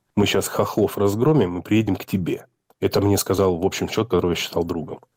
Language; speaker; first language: Russian; native; Russian